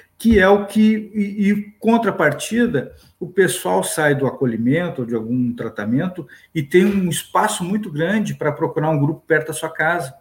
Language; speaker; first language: Portuguese; native; Portuguese